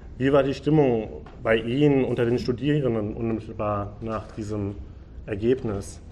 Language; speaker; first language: German; native; German